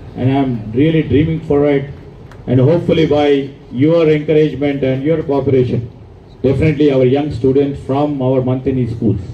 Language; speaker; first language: English; non-native, local second language; Telugu